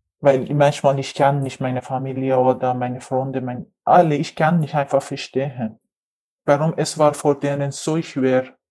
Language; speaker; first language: German; non-native, learner; Persian